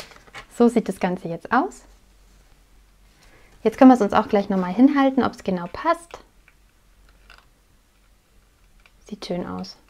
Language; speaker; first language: German; native; German